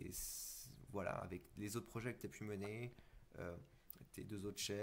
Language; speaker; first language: French; native; French